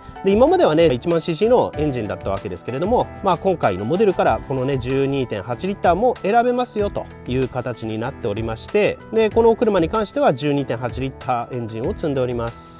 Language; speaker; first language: Japanese; native; Japanese